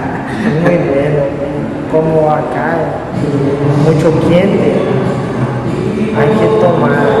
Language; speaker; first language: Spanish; non-native, learner; Portuguese